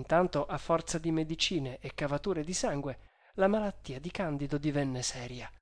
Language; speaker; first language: Italian; native; Italian